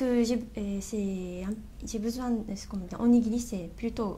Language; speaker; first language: French; non-native, learner; Japanese